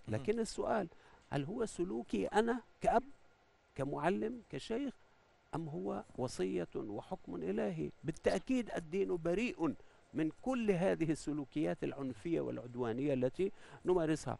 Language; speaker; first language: Arabic; non-native, fluent; Persian